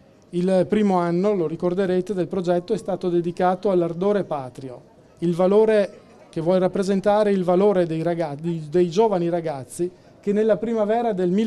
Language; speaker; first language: Italian; native; Italian